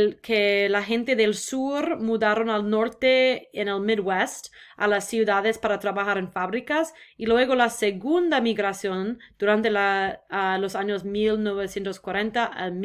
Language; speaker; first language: Spanish; non-native, fluent; English